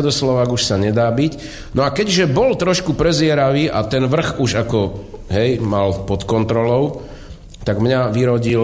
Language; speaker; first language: Slovak; native; Slovak